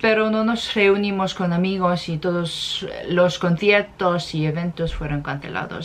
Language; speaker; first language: Spanish; non-native, fluent; Korean